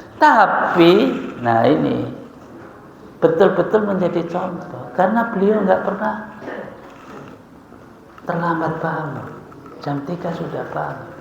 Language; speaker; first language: Indonesian; native; Indonesian